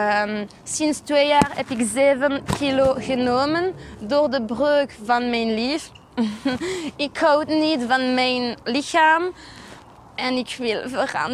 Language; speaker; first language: Dutch; non-native, learner; French